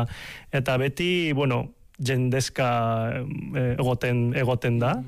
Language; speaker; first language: Basque; non-native, local second language; Spanish